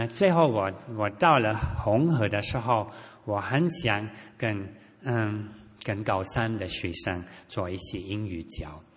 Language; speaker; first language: Chinese; non-native, fluent; German